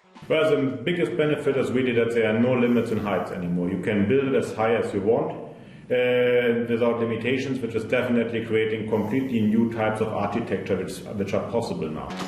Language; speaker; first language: English; non-native, fluent; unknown